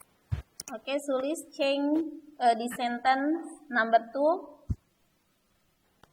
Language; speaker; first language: English; non-native, learner; Indonesian